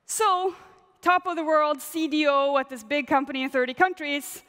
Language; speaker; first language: English; non-native, fluent; Swedish